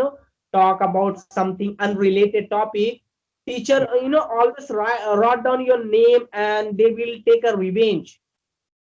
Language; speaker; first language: English; non-native, learner; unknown